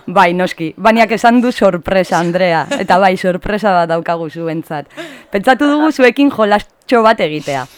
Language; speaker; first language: Basque; native; Basque